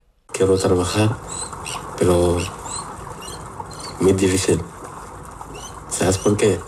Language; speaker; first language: Spanish; non-native, learner; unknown